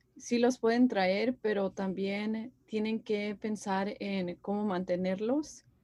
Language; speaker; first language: Spanish; early bilingual, heritage; Spanish